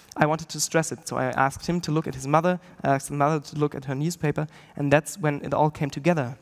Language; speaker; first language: English; non-native, fluent; German